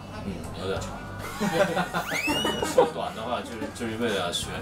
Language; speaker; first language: Chinese; non-native, fluent; Japanese